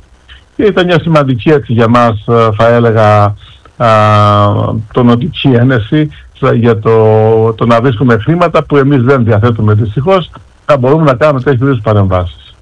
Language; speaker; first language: Greek; native; Greek